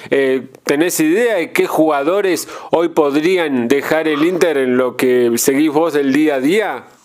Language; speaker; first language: Spanish; native; Spanish